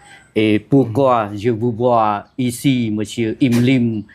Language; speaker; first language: French; non-native, fluent; Khmer